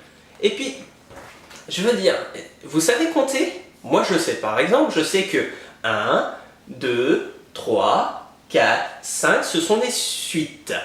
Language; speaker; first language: French; native; French